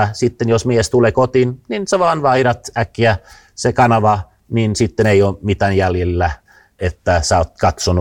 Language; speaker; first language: Finnish; non-native, fluent; Swedish